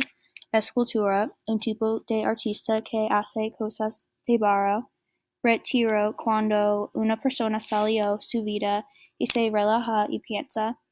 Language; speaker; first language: Spanish; non-native, learner; English